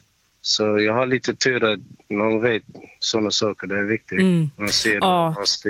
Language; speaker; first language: Swedish; non-native, learner; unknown